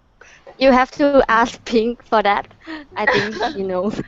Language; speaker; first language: English; non-native, fluent; Thai